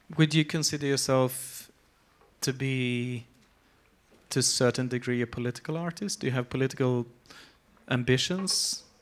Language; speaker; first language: English; non-native, fluent; Swedish